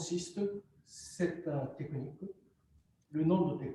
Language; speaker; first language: French; non-native, fluent; Japanese